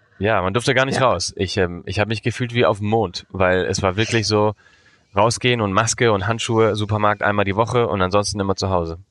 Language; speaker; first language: German; early bilingual, heritage; German